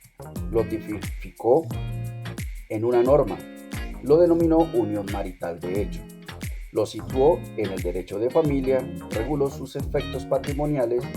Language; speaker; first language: Spanish; native; Spanish